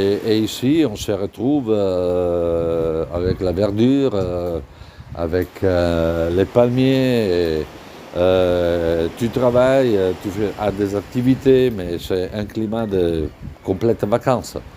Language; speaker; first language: French; non-native, fluent; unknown